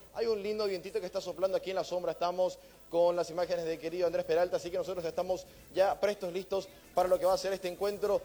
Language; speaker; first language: Spanish; native; Spanish